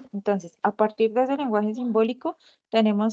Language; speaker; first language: Spanish; native; Spanish